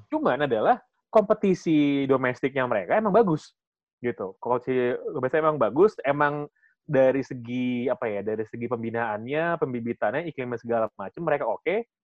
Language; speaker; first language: Indonesian; native; Indonesian